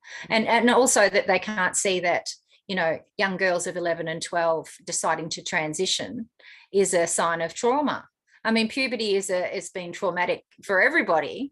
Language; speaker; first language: English; native; English